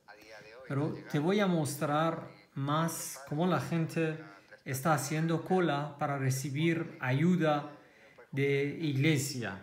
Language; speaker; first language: Spanish; non-native, learner; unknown